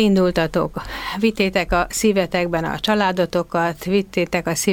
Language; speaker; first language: Hungarian; native; Hungarian